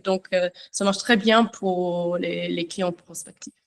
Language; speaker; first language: French; non-native, learner; English